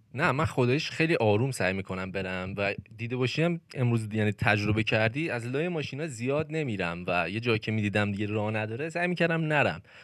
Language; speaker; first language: Persian; native; Persian